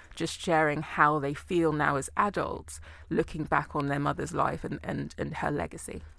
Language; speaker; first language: English; native; English